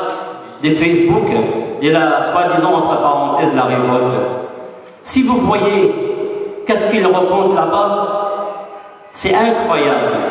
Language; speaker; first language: French; non-native, fluent; Arabic